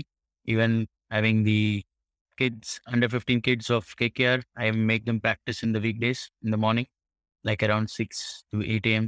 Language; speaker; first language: English; non-native, local second language; Marathi